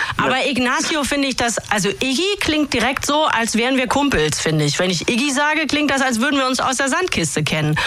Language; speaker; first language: German; native; German